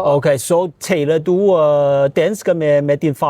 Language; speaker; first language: Danish; non-native, learner; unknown